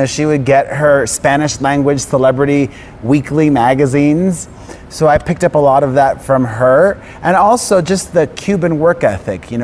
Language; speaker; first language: English; native; English